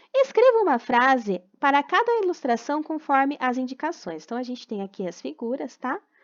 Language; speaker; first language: Portuguese; native; Portuguese